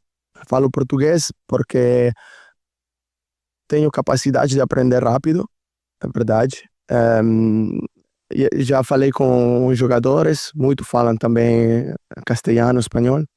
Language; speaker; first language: Portuguese; non-native, learner; Italian